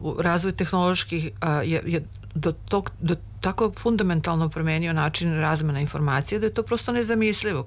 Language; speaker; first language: Serbian; native; Serbian